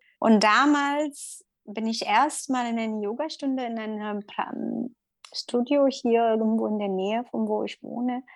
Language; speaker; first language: German; non-native, learner; Tamil